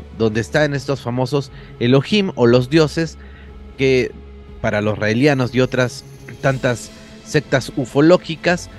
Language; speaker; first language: Spanish; native; Spanish